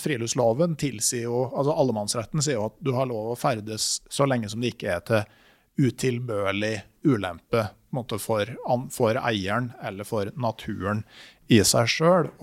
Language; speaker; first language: Norwegian; native; Norwegian